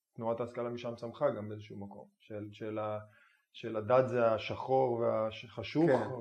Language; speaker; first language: Hebrew; native; Hebrew